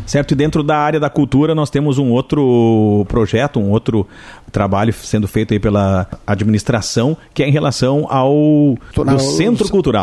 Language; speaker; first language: Portuguese; native; Portuguese